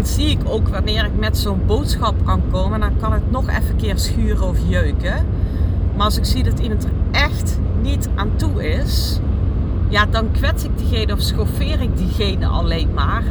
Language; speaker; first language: Dutch; native; Dutch